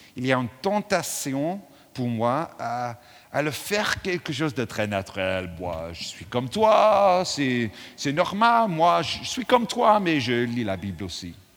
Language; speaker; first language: French; non-native, fluent; English